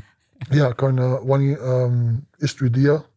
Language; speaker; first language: Indonesian; non-native, learner; English